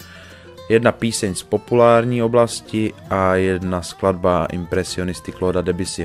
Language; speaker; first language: Czech; native; Czech